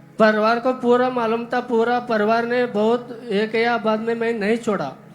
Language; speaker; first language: Hindi; non-native, local second language; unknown